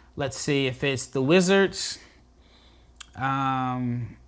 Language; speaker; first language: English; native; English